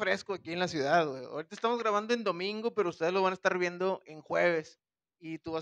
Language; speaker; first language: Spanish; native; Spanish